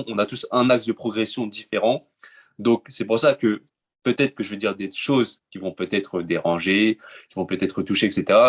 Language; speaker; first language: French; native; French